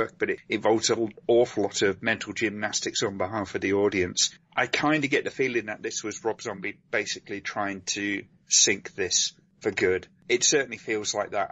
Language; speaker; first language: English; native; English